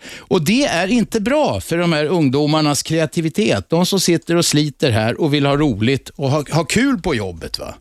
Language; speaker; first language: Swedish; native; Swedish